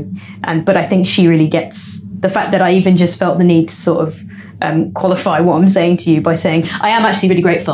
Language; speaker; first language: English; native; English